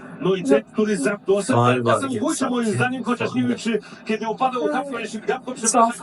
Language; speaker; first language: Polish; non-native, learner; Turkish